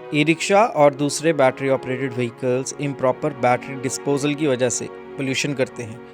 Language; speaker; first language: Hindi; native; Hindi